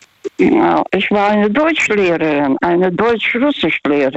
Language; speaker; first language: German; early bilingual, heritage; Russian